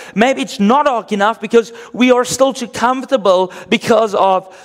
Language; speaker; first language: English; non-native, local second language; Afrikaans